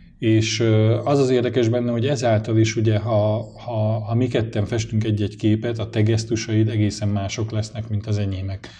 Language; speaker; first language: Hungarian; native; Hungarian